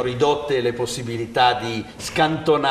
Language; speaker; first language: Italian; native; Italian